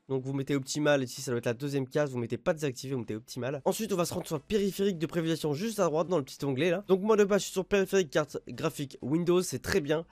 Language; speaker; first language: French; native; French